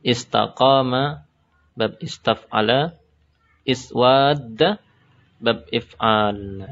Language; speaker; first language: Arabic; non-native, fluent; Indonesian